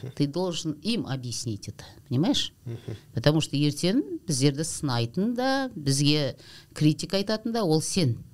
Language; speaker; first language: Russian; non-native, local second language; Kazakh